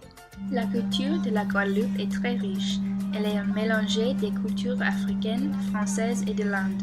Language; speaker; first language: French; non-native, learner; English